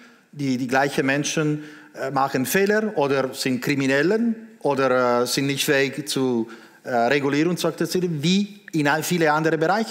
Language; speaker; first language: German; non-native, local second language; Italian